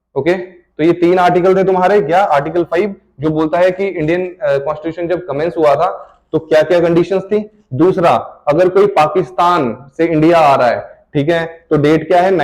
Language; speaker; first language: Hindi; native; Hindi